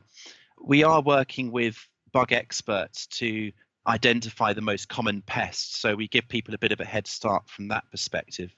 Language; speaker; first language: English; native; English